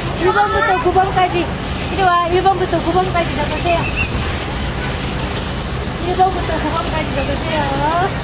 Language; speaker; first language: Korean; native; Korean